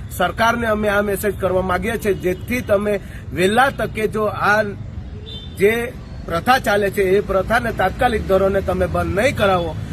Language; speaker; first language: Gujarati; non-native, local second language; Kukna